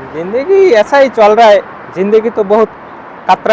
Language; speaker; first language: Hindi; non-native, learner; Bangla